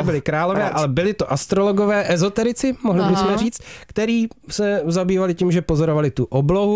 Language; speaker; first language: Czech; native; Czech